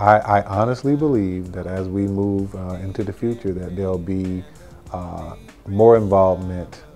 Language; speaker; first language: English; native; English